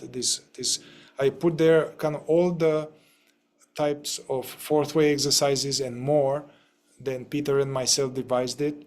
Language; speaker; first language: English; non-native, fluent; Romanian